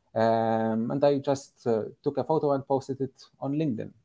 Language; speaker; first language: English; non-native, fluent; Maltese